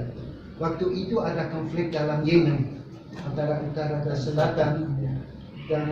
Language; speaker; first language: Indonesian; non-native, fluent; Dutch